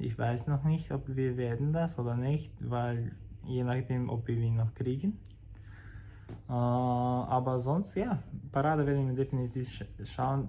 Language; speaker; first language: German; non-native, fluent; Croatian